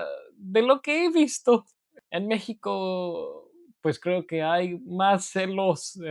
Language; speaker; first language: Spanish; non-native, learner; English